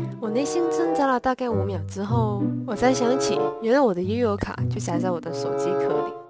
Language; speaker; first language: Chinese; non-native, local second language; Cantonese